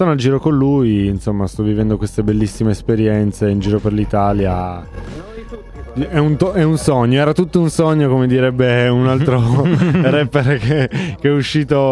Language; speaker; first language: Italian; native; Italian